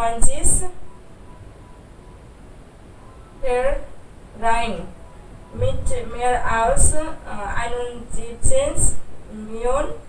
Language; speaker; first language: German; non-native, learner; Hindi